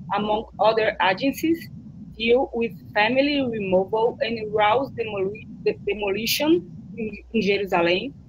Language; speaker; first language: English; non-native, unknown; Portuguese